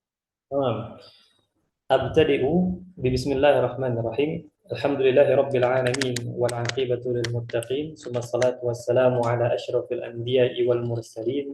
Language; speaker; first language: Arabic; non-native, fluent; Indonesian